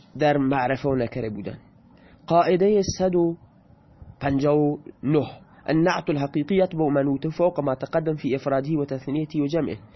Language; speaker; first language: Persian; non-native, local second language; Baluchi